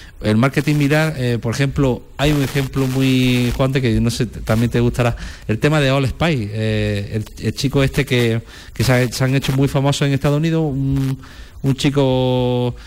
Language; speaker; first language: Spanish; native; Spanish